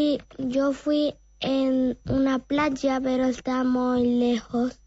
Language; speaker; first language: Catalan; non-native, learner; Spanish